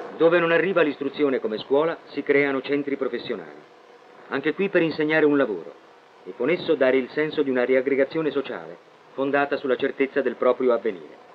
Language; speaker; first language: Italian; native; Italian